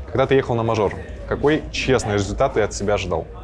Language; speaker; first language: Russian; native; Russian